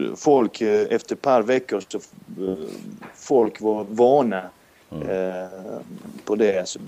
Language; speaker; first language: Swedish; non-native, fluent; Serbian